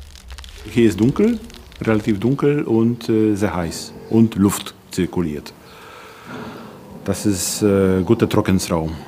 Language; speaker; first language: German; non-native, learner; Polish